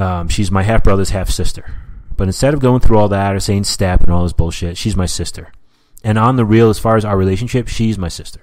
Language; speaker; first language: English; native; English